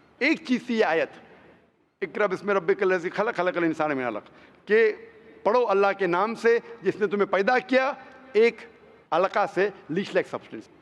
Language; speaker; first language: Hindi; non-native, local second language; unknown